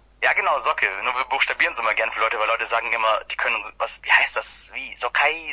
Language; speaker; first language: German; native; German